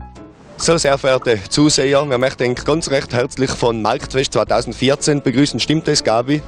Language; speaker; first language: German; native; German